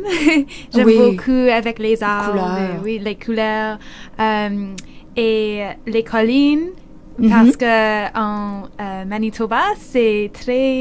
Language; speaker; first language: French; non-native, learner; English